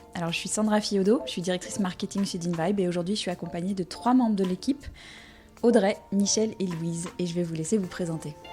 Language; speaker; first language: French; native; French